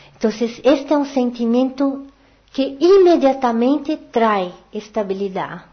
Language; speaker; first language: Portuguese; non-native, learner; Spanish